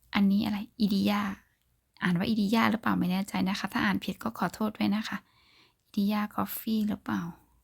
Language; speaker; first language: Thai; native; Thai